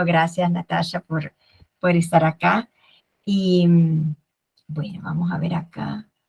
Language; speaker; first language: Spanish; native; Spanish